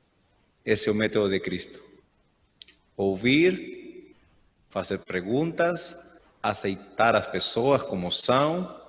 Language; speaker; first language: Portuguese; non-native, fluent; Spanish